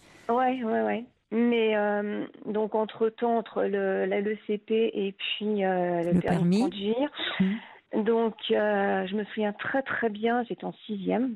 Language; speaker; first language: French; native; French